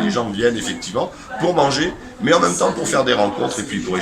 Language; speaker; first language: French; native; French